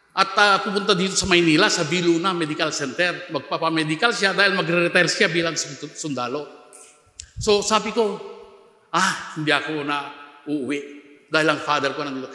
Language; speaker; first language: Filipino; non-native, local second language; Iloko